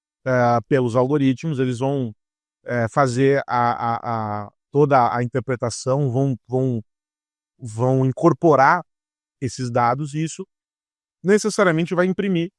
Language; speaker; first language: Portuguese; native; Portuguese